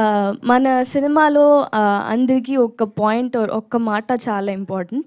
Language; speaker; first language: Telugu; non-native, learner; Tamil